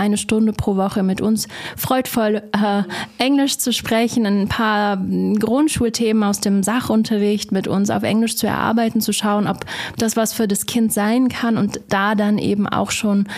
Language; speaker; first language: German; native; German